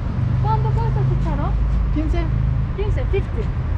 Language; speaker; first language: Spanish; non-native, learner; Turkish